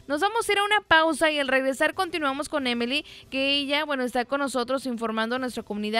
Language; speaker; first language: Spanish; native; Spanish